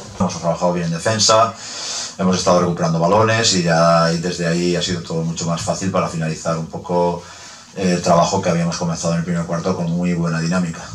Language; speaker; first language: Spanish; native; Spanish